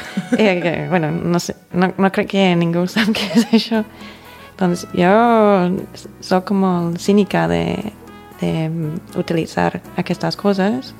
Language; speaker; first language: Catalan; non-native, fluent; English